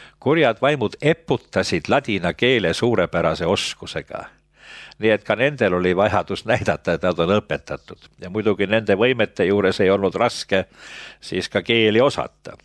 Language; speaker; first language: Estonian; native; Estonian